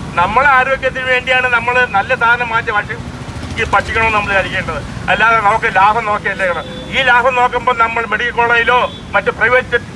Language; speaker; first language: Malayalam; native; Malayalam